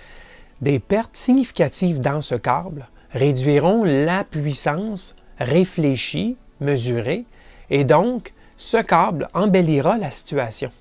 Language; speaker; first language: French; native; French